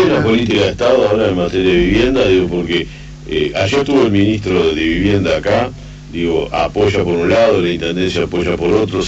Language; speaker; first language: Spanish; native; Spanish